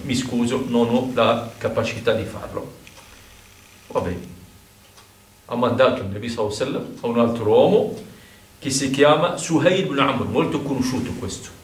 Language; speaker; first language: Italian; non-native, fluent; Arabic